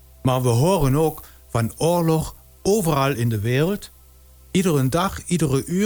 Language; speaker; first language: Dutch; non-native, fluent; German